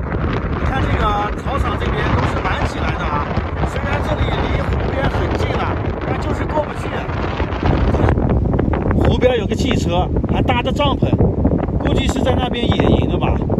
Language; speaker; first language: Chinese; native; Chinese